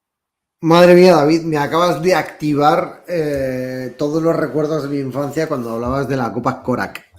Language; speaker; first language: Spanish; native; Spanish